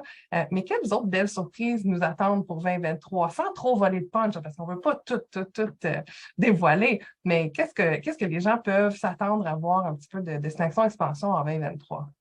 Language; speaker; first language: French; native; French